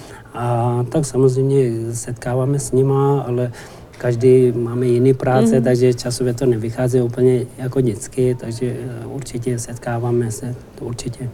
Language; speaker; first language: Czech; non-native, learner; Tibetan